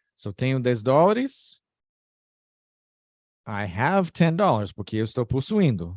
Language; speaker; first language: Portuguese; non-native, fluent; English